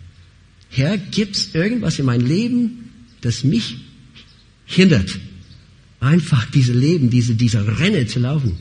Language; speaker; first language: German; non-native, fluent; English